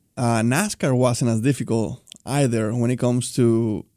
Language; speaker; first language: English; non-native, fluent; Spanish